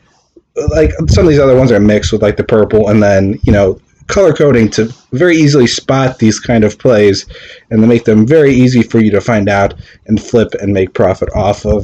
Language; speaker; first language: English; native; English